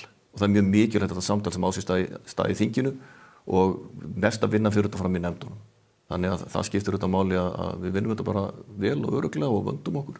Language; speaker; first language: Icelandic; native; Icelandic